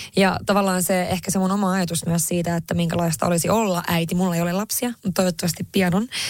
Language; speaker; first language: Finnish; early bilingual, heritage; Swedish